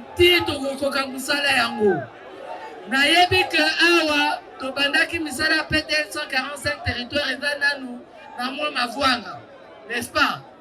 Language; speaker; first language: Lingala; non-native, local second language; Kongo